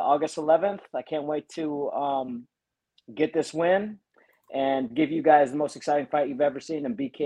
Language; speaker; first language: English; native; English